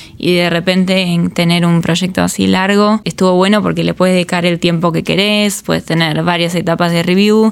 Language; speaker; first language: Spanish; native; Spanish